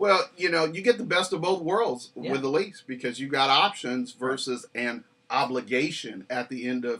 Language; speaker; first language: English; native; English